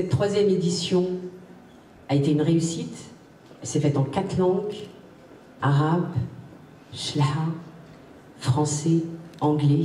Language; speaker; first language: French; non-native, local second language; Arabic